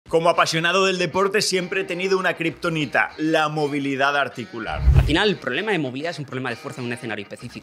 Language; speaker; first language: Spanish; native; Spanish